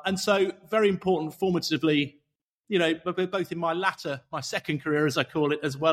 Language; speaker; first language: English; native; English